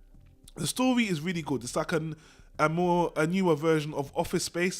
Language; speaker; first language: English; native; English